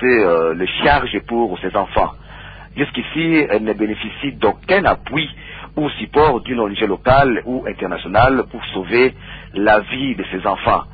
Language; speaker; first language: French; non-native, local second language; Swahili